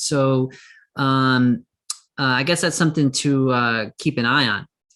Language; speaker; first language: English; native; English